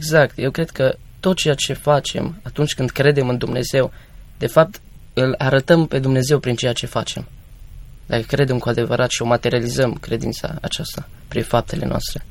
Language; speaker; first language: Romanian; native; Romanian